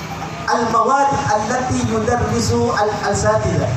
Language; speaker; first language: Arabic; non-native, learner; Indonesian